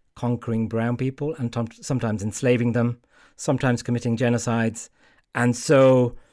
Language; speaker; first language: English; native; English